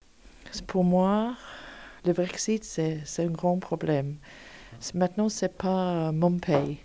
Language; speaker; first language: French; non-native, learner; English